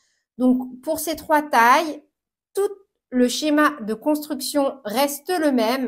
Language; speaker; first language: French; native; French